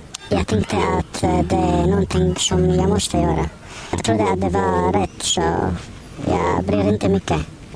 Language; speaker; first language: Swedish; non-native, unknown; Arabic